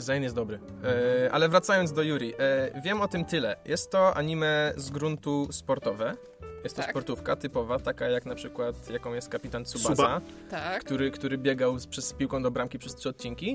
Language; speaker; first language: Polish; native; Polish